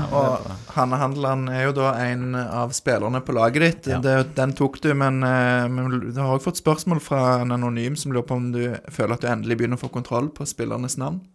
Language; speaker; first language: Norwegian; native; Norwegian